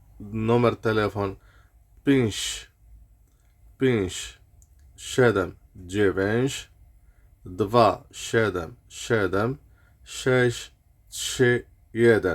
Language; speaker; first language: Polish; non-native, learner; Arabic